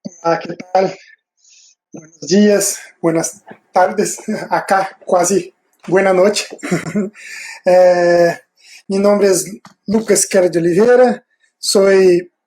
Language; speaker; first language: Spanish; non-native, fluent; Portuguese